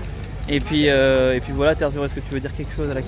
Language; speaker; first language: French; native; French